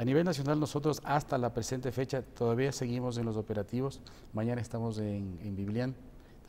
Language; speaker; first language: Spanish; native; Spanish